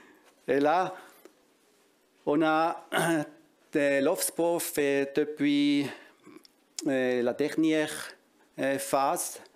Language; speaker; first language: French; non-native, local second language; German